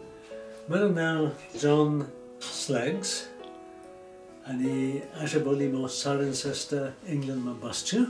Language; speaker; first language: Nepali; non-native, fluent; English